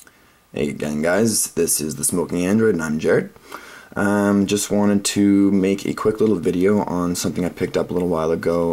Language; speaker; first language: English; native; English